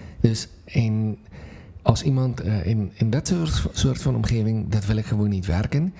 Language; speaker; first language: Dutch; non-native, fluent; Afrikaans